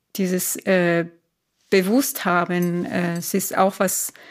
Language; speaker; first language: German; non-native, fluent; Italian